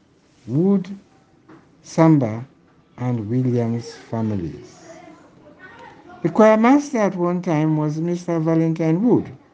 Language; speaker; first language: English; non-native, local second language; Krio